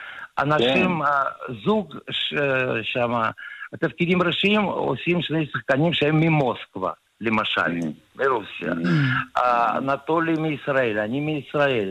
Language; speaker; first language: Hebrew; early bilingual, other home language; Russian